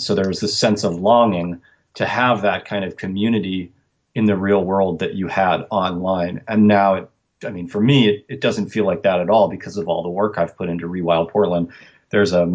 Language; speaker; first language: English; native; English